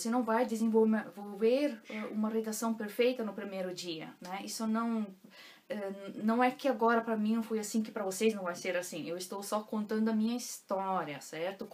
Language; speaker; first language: Portuguese; non-native, local second language; German